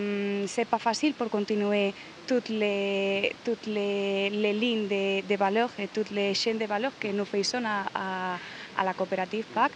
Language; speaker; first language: French; non-native, learner; Spanish